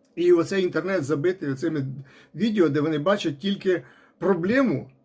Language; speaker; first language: Ukrainian; non-native, local second language; Russian